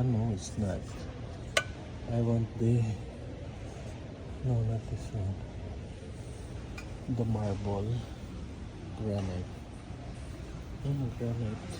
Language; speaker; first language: English; non-native, local second language; Filipino